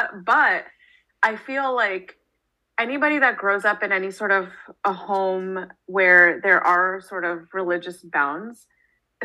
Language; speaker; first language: English; native; English